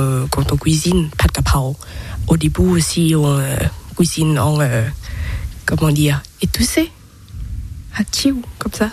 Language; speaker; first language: French; non-native, learner; Thai